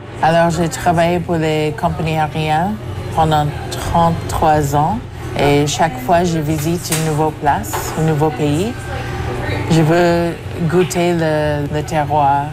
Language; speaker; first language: French; non-native, fluent; English